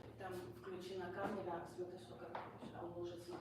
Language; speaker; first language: Russian; native; Russian